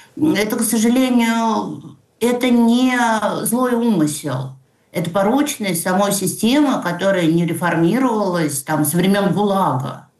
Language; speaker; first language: Russian; native; Russian